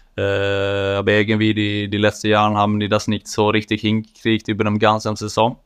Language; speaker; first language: German; non-native, fluent; Swedish